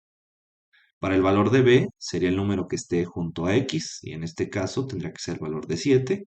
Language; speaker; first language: Spanish; native; Spanish